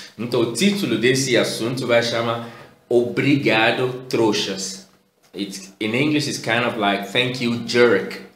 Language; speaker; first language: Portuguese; non-native, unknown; Yoruba